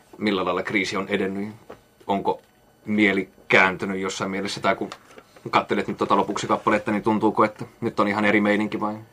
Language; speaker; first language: Finnish; native; Finnish